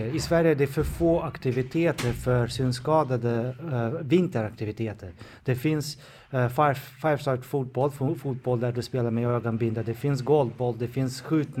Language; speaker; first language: Swedish; non-native, fluent; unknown